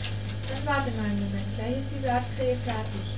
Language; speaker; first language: German; native; German